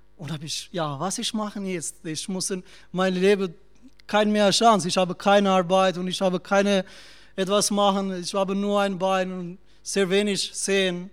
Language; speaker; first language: German; non-native, learner; Albanian